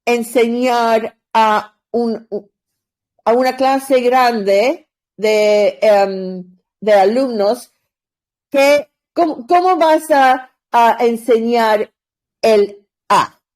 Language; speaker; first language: Spanish; non-native, learner; English